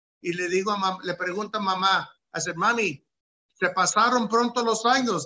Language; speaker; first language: Spanish; early bilingual, heritage; Spanish